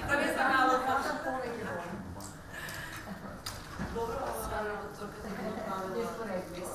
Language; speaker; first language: Macedonian; native; Macedonian